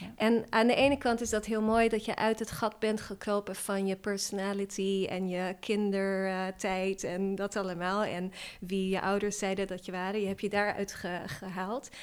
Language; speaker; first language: Dutch; non-native, fluent; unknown